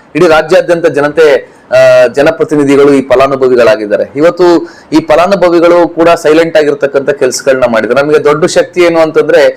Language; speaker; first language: Kannada; native; Kannada